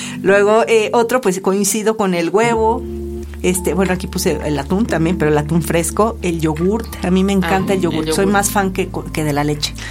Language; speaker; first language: Spanish; native; Spanish